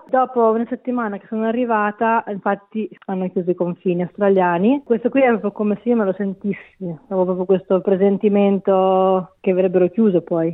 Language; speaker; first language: Italian; native; Italian